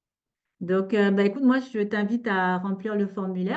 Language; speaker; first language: French; native; French